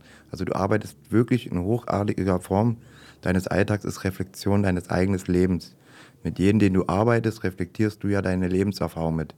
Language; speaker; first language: German; native; German